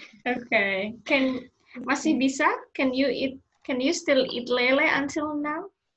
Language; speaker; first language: English; non-native, fluent; Indonesian